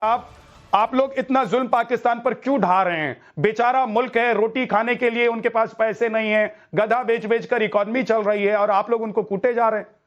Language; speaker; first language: Hindi; native; Hindi